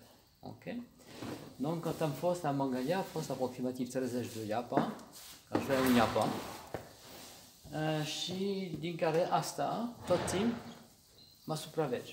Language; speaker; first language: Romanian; non-native, learner; French